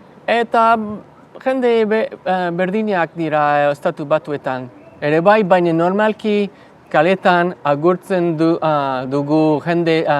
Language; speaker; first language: Basque; non-native, learner; English